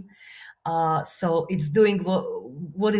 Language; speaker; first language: English; non-native, fluent; Slovak